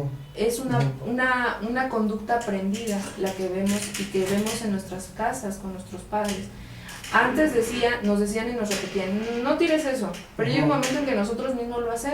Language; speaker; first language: Spanish; native; Spanish